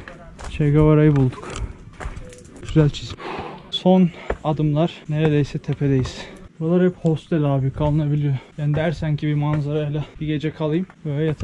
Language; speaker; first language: Turkish; native; Turkish